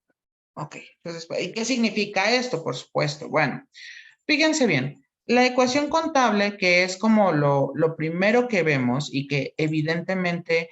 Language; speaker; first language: Spanish; native; Spanish